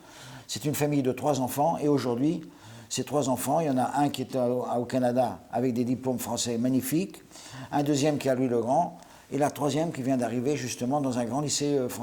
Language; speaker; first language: French; native; French